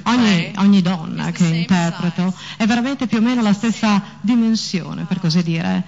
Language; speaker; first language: Italian; native; Italian